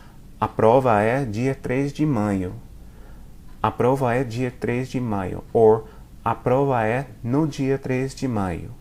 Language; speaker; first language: Portuguese; non-native, fluent; English